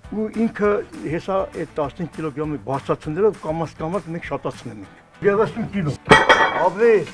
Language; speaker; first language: Armenian; non-native, local second language; Kurdish